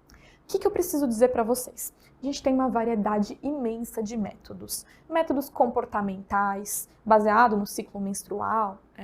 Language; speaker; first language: Portuguese; native; Portuguese